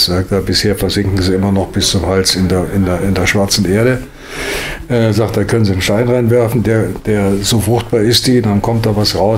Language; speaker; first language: German; native; German